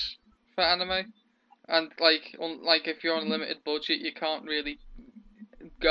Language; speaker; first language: English; native; English